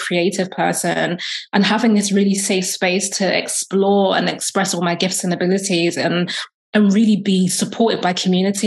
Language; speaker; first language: English; native; English